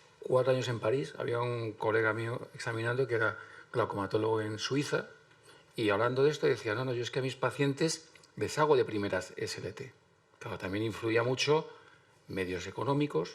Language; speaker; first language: Spanish; native; Spanish